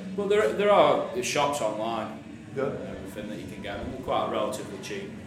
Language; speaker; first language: English; native; English